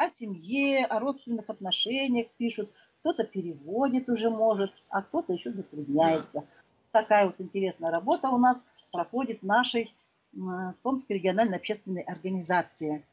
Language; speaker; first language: Russian; non-native, local second language; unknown